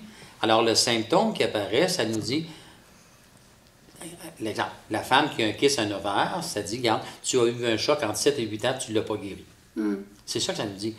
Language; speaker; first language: French; native; French